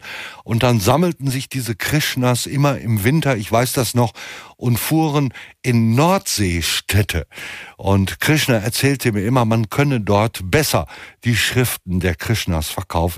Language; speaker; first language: German; native; German